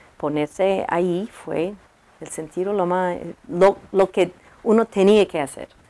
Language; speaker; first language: Spanish; non-native, learner; English